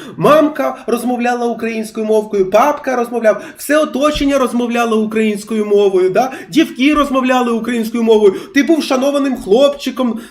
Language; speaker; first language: Ukrainian; non-native, local second language; Russian